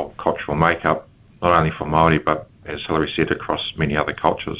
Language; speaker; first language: English; native; English